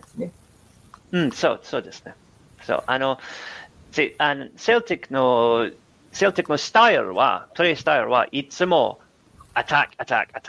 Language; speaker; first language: Japanese; non-native, learner; English